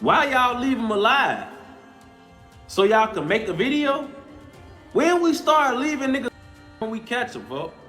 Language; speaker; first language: English; native; English